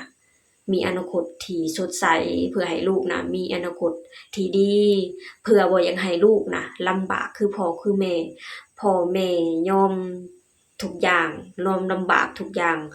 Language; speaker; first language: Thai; non-native, local second language; Lao